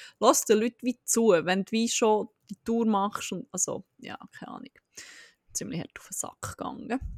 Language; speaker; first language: German; native; German